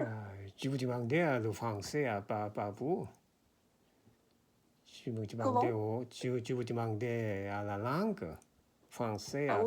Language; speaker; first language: French; non-native, learner; Korean